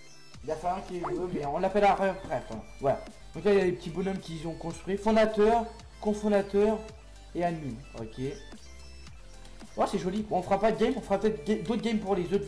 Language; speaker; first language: French; native; French